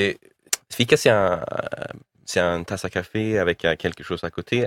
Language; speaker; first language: French; non-native, learner; Swedish